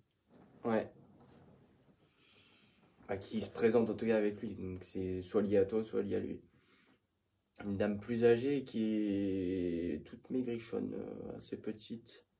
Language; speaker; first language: French; native; French